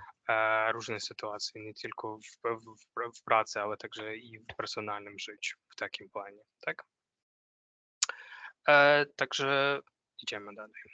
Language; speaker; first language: Polish; non-native, fluent; Ukrainian